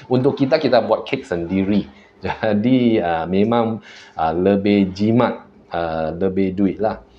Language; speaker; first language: Malay; non-native, local second language; Chinese